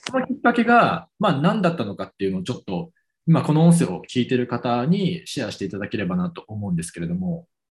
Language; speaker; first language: Japanese; native; Japanese